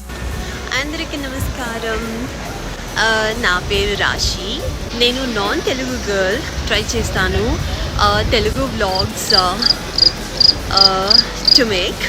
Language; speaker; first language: Telugu; non-native, learner; Kannada